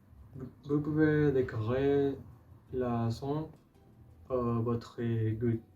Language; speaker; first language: French; non-native, learner; Spanish